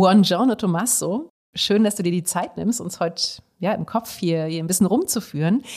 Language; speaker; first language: German; native; German